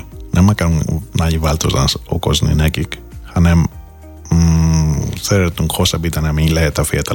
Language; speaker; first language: Hungarian; non-native, learner; Greek